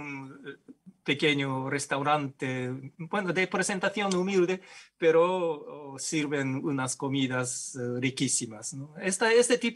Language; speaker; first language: Spanish; non-native, fluent; Japanese